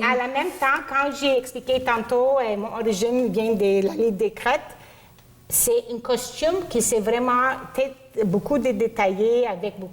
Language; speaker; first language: French; non-native, local second language; Greek